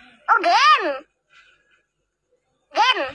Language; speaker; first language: English; non-native, learner; Indonesian